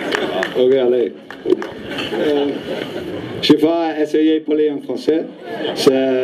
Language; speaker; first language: French; non-native, learner; Dutch